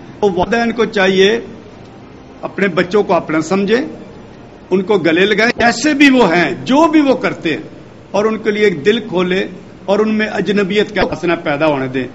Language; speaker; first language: Urdu; non-native, local second language; Punjabi